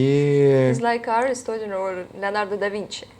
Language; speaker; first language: English; non-native, learner; Russian